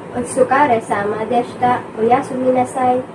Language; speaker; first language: Japanese; non-native, learner; Filipino